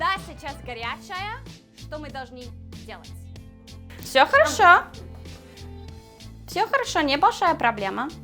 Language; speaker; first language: Russian; non-native, fluent; English